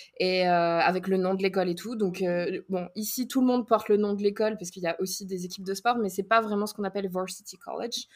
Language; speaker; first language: French; native; French